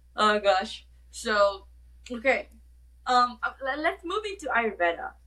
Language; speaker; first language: English; non-native, local second language; Malay